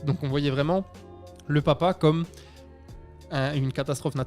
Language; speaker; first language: French; native; French